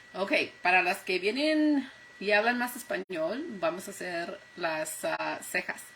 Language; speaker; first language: Spanish; early bilingual, heritage; Spanish